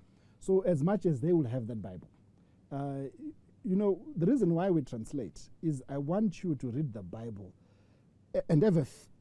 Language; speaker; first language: English; non-native, local second language; Shona